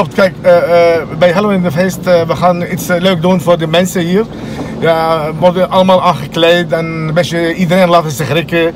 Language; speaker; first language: Dutch; non-native, learner; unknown